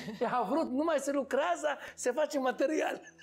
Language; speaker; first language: Romanian; non-native, learner; Hebrew